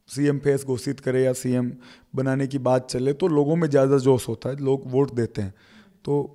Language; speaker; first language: Hindi; native; Hindi